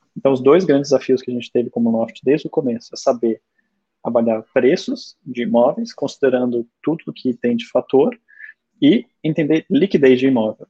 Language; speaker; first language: Portuguese; early bilingual, other home language; German